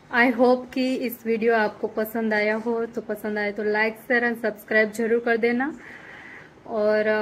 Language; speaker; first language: Hindi; non-native, local second language; Gujarati